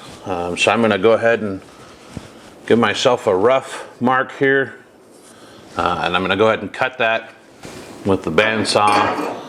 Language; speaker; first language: English; native; English